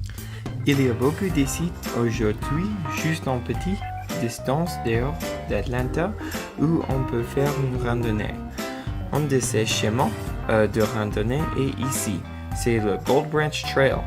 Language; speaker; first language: French; non-native, learner; English